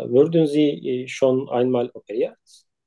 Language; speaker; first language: German; non-native, learner; Turkish